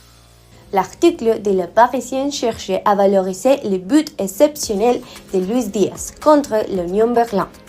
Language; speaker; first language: French; non-native, learner; Spanish